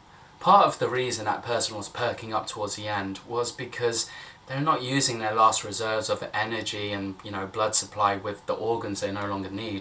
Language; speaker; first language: English; native; English